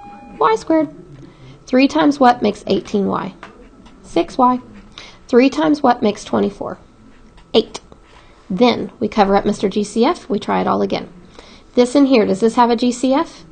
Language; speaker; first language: English; native; English